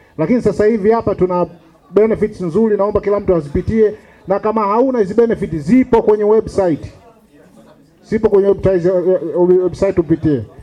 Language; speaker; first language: Swahili; native; Swahili